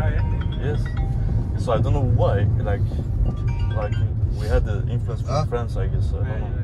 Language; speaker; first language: English; non-native, fluent; Persian